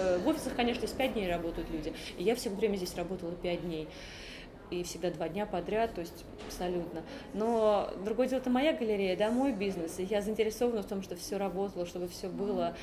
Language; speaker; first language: Russian; native; Russian